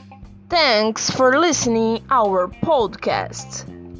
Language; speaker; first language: English; non-native, learner; Portuguese